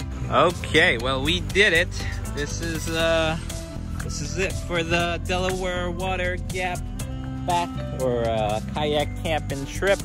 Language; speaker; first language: English; native; English